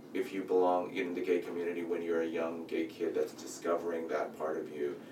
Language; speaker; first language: English; native; English